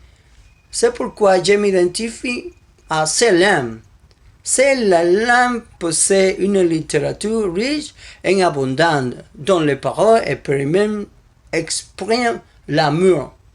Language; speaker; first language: French; non-native, learner; Spanish